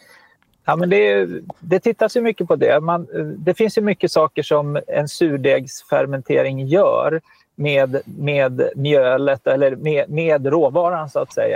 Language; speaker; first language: Swedish; native; Swedish